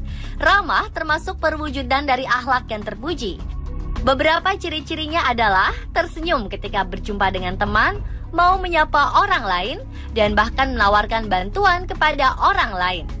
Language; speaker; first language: Indonesian; native; Indonesian